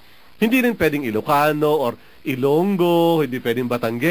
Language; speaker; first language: Filipino; native; Filipino